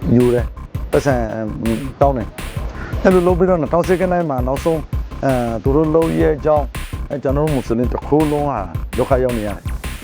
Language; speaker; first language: Burmese; non-native, local second language; Rohingya